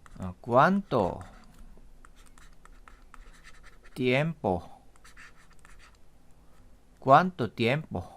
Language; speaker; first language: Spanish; non-native, learner; Korean